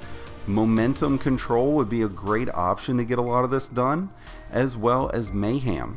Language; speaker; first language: English; native; English